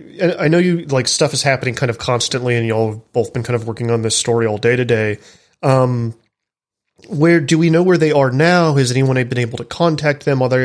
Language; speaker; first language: English; native; English